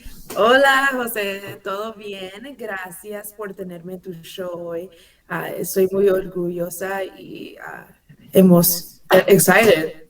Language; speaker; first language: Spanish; early bilingual, heritage; English